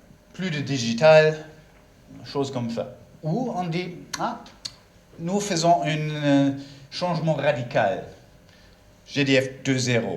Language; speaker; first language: French; non-native, learner; German